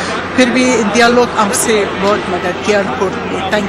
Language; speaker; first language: Hindi; non-native, learner; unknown